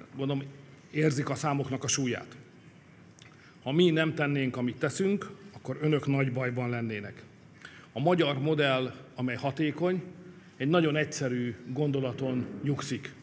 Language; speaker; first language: Hungarian; native; Hungarian